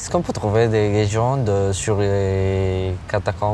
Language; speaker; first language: French; non-native, learner; Spanish